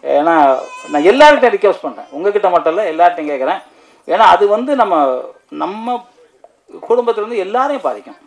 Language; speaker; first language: Tamil; native; Tamil